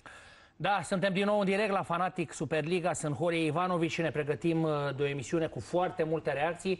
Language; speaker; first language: Romanian; native; Romanian